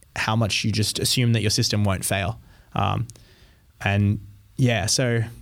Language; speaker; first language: English; native; English